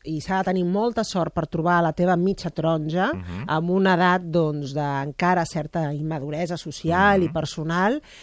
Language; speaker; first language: Catalan; native; Catalan